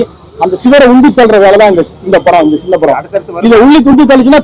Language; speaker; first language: Tamil; native; Tamil